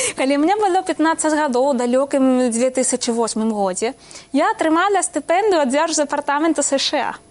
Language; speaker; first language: Belarusian; non-native, fluent; Spanish